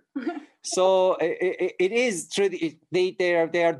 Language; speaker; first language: English; non-native, fluent; Turkish